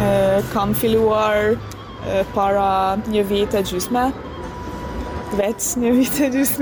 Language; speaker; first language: Albanian; non-native, learner; Hungarian